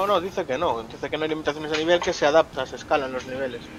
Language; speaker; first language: Spanish; native; Spanish